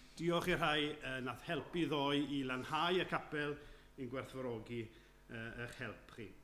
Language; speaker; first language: Welsh; native; Welsh